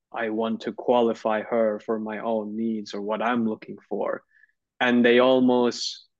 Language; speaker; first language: English; non-native, fluent; Turkish